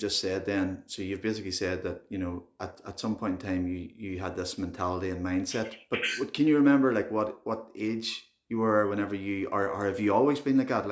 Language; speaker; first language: English; native; English